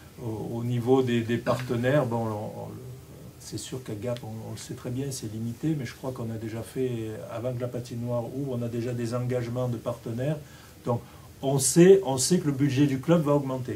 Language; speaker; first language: French; native; French